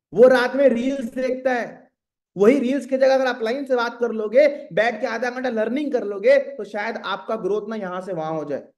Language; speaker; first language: Hindi; native; Hindi